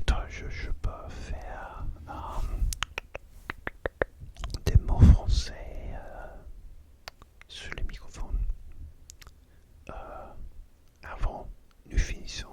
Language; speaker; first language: French; non-native, learner; English